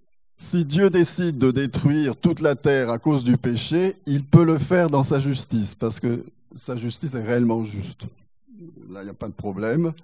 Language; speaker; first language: French; native; French